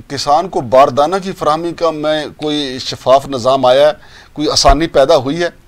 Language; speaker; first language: Urdu; non-native, local second language; Punjabi